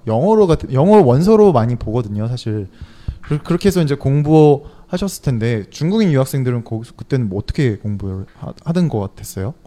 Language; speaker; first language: Korean; native; Korean